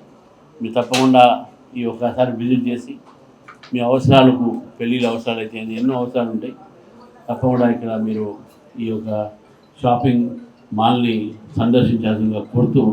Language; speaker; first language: Telugu; native; Telugu